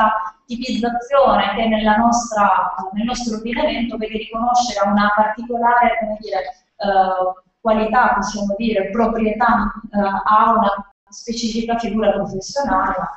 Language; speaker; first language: Italian; native; Italian